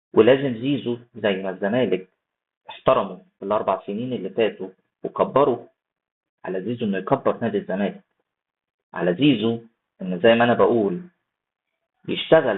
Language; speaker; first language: Arabic; native; Arabic